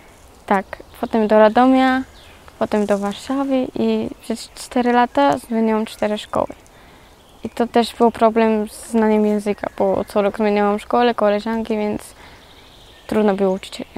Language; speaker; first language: Polish; early bilingual, other home language; Georgian